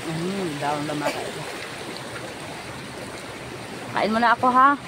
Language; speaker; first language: Filipino; non-native, local second language; Cebuano